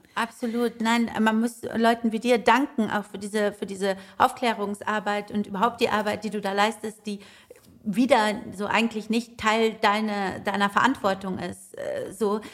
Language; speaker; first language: German; early bilingual, other home language; Persian